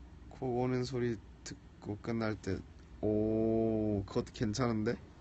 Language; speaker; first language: Korean; early bilingual, heritage; Korean